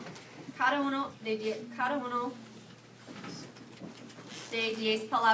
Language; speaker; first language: Spanish; non-native, fluent; English